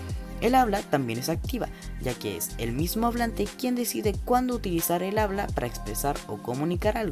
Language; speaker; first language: Spanish; native; Spanish